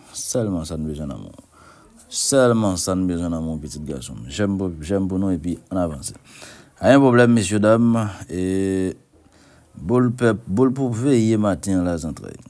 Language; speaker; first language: Haitian Creole; native; Haitian Creole